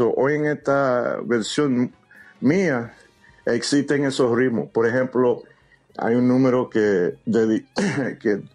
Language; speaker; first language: Spanish; early bilingual, heritage; Spanish